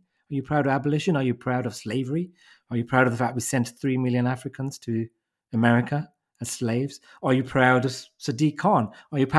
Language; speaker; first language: English; native; English